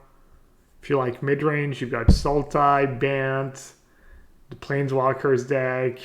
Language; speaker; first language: English; non-native, fluent; French